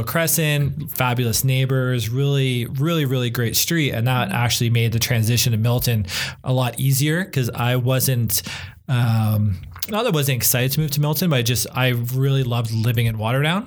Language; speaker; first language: English; native; English